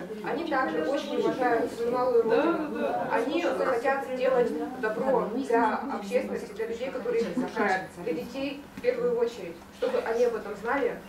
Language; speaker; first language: Russian; non-native, fluent; Polish